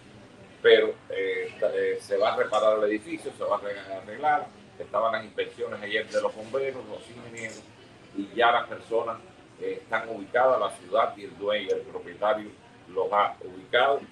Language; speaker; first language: Spanish; native; Spanish